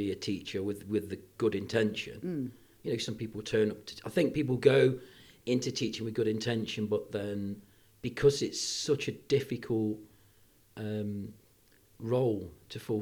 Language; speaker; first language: English; native; English